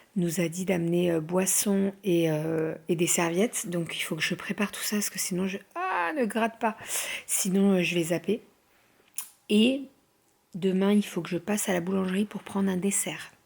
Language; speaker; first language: French; native; French